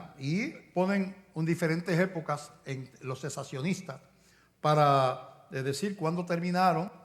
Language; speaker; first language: Spanish; native; Spanish